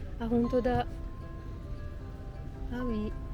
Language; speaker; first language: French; non-native, learner; Japanese